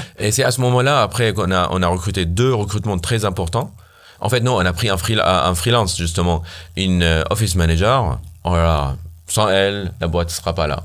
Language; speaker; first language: French; non-native, fluent; Arabic